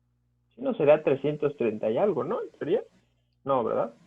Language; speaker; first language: Spanish; native; Spanish